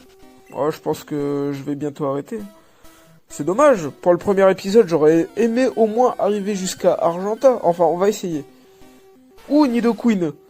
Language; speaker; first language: French; native; French